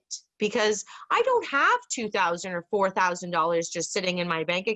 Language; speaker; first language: English; native; English